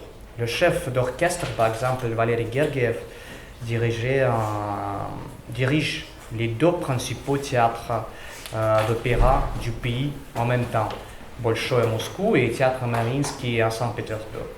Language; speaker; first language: French; non-native, learner; Russian